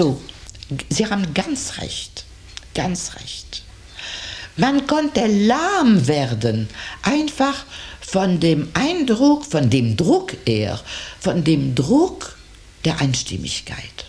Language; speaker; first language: German; non-native, fluent; French